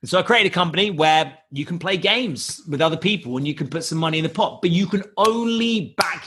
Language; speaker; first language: English; native; English